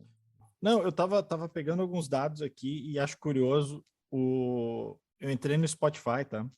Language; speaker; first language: Portuguese; native; Portuguese